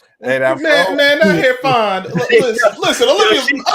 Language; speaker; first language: English; native; English